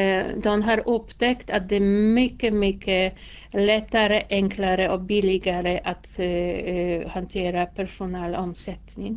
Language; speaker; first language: Swedish; non-native, fluent; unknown